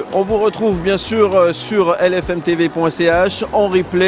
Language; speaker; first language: French; native; French